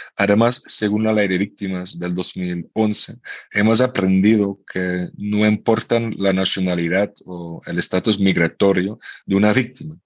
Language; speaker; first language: Spanish; non-native, fluent; Dutch